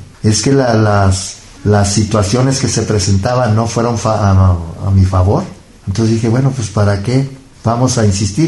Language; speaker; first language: Spanish; native; Spanish